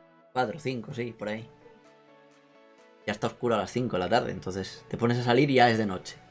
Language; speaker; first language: Spanish; native; Spanish